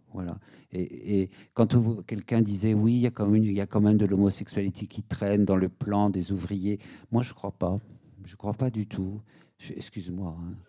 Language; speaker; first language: French; native; French